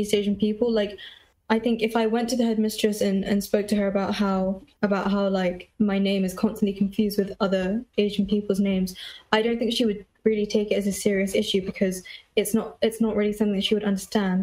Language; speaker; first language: English; native; English